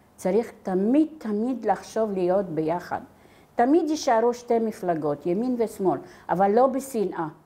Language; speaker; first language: Hebrew; non-native, fluent; Arabic